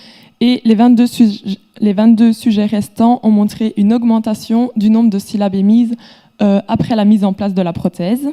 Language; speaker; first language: French; native; French